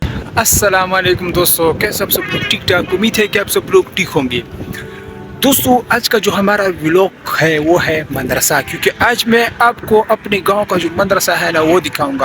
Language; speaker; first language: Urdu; non-native, local second language; Pashto